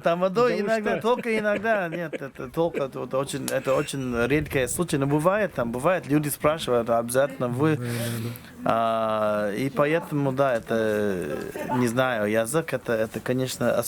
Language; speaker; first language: Russian; non-native, fluent; English